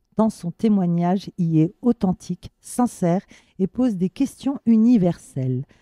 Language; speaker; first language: French; native; French